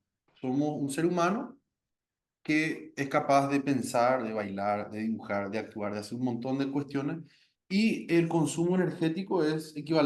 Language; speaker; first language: Spanish; native; Spanish